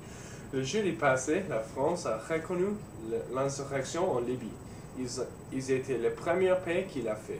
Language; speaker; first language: French; non-native, learner; English